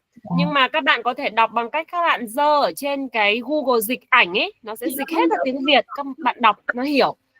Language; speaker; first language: Vietnamese; native; Vietnamese